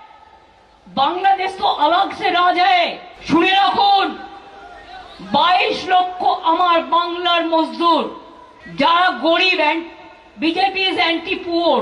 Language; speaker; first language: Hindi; non-native, local second language; Bangla